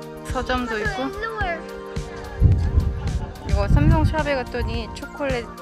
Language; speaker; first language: Korean; native; Korean